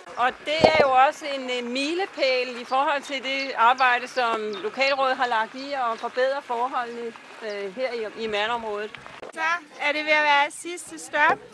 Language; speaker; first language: Danish; native; Danish